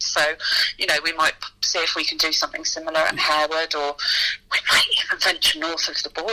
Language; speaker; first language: English; native; English